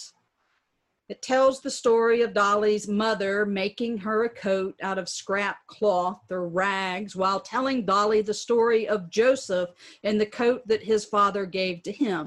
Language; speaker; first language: English; native; English